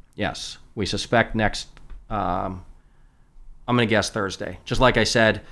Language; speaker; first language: English; native; English